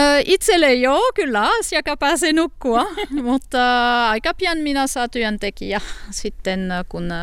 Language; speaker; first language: Finnish; non-native, learner; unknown